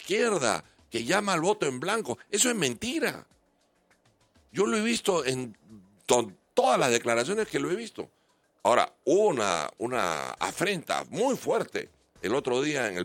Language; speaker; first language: Spanish; native; Spanish